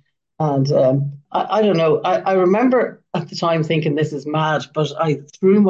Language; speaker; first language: English; native; English